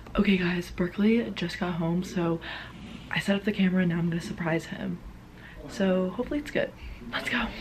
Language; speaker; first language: English; native; English